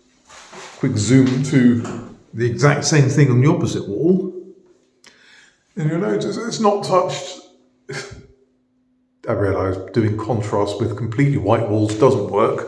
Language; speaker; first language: English; native; English